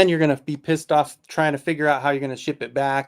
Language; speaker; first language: English; native; English